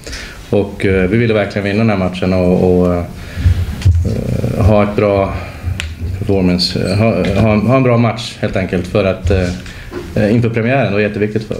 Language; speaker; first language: Swedish; native; Swedish